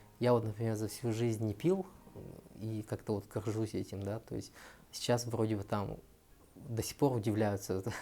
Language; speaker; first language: Russian; early bilingual, other home language; Tajik